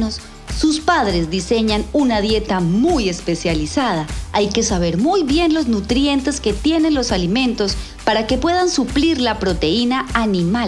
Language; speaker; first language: Spanish; native; Spanish